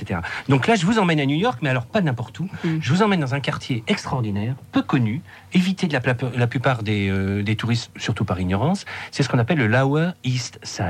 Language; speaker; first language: French; native; French